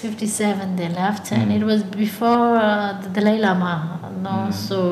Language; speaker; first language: English; early bilingual, other home language; Tibetan